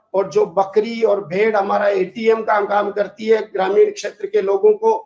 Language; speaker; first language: Hindi; native; Hindi